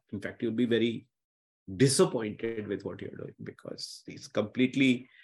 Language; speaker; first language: English; non-native, local second language; Hindi